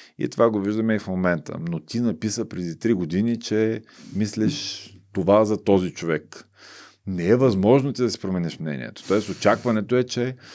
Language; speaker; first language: Bulgarian; native; Bulgarian